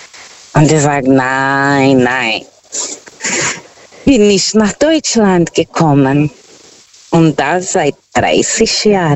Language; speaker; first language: German; non-native, fluent; Portuguese